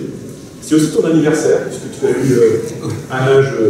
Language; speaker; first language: French; native; French